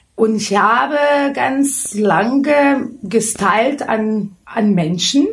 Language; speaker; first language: German; non-native, fluent; Lithuanian